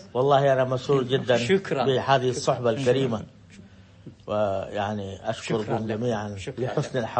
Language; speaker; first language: Arabic; non-native, fluent; Urdu